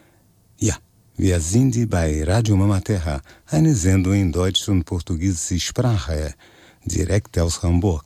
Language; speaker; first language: German; non-native, fluent; Portuguese